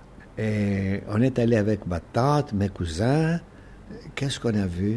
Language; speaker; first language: French; non-native, fluent; Greek